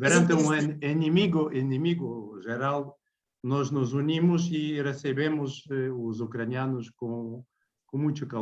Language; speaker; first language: Spanish; non-native, learner; Portuguese